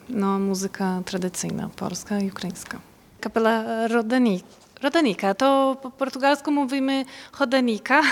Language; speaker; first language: Polish; non-native, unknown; Portuguese